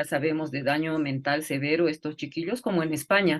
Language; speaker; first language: Spanish; native; Spanish